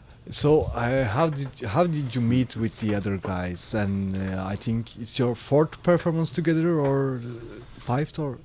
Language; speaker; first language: English; non-native, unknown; Turkish